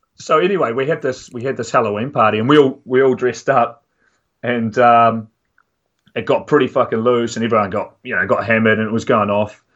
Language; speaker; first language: English; native; English